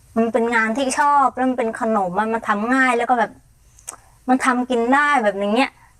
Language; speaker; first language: Thai; non-native, fluent; Mon